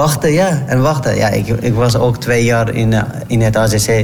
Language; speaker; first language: Dutch; non-native, learner; Turkish